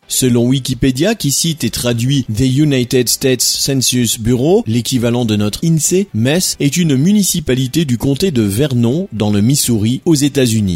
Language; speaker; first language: French; native; French